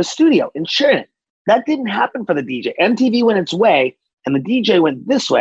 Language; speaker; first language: English; native; English